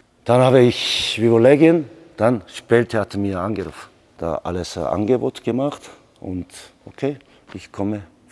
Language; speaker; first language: German; non-native, learner; Korean